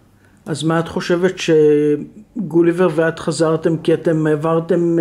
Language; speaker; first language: Hebrew; native; Hebrew